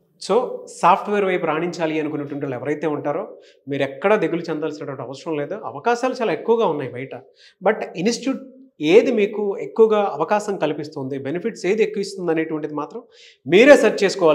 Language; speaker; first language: Telugu; native; Telugu